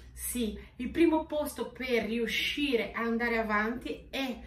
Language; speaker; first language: Italian; non-native, fluent; Portuguese